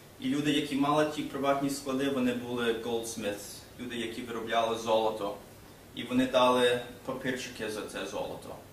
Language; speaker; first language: Ukrainian; early bilingual, heritage; Ukrainian